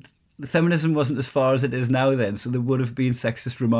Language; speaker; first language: English; native; English